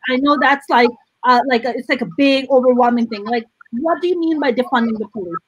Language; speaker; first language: English; non-native, local second language; Urdu